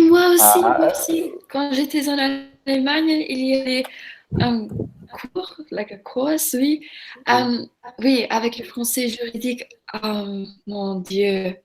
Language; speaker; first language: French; non-native, learner; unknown